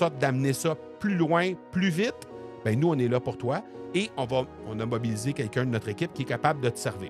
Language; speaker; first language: French; native; French